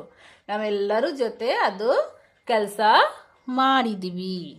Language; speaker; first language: Kannada; non-native, local second language; Urdu